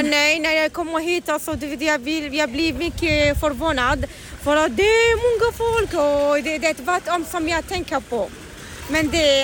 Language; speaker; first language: Swedish; non-native, learner; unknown